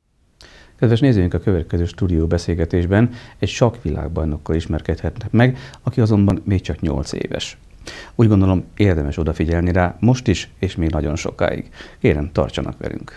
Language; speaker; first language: Hungarian; native; Hungarian